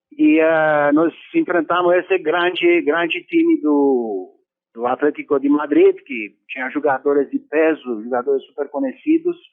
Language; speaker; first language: Portuguese; non-native, fluent; Romanian